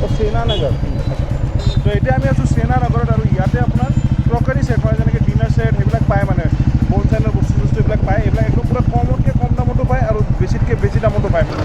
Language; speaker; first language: Assamese; native; Assamese